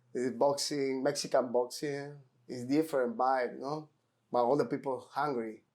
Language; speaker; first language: English; non-native, learner; Spanish